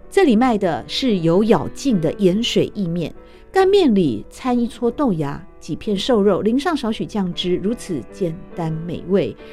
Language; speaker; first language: Chinese; native; Chinese